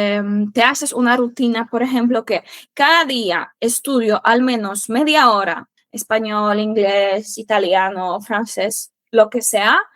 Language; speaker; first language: Spanish; non-native, fluent; Polish